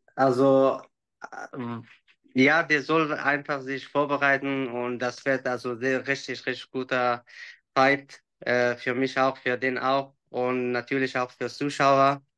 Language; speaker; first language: German; non-native, learner; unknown